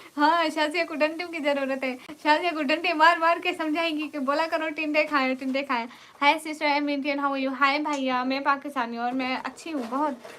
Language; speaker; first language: Urdu; non-native, local second language; Punjabi